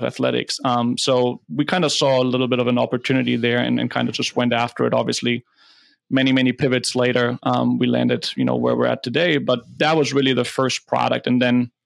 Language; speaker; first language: English; non-native, fluent; German